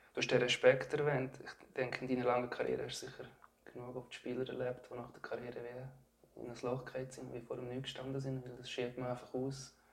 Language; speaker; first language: German; native; German